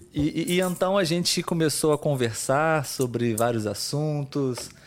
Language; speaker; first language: Portuguese; native; Portuguese